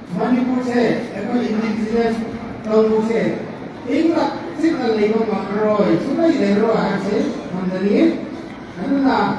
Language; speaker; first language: Manipuri; non-native, local second language; Rongmei Naga